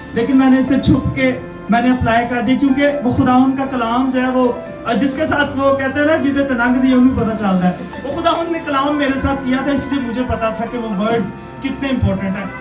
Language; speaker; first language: Urdu; non-native, local second language; Punjabi